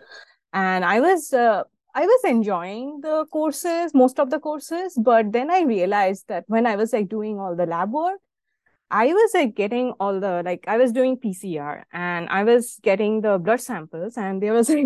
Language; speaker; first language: English; non-native, local second language; Bangla